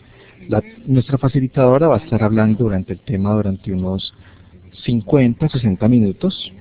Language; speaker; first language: Spanish; native; Spanish